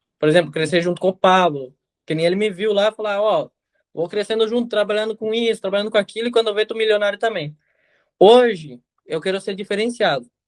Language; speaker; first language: Portuguese; non-native, fluent; Spanish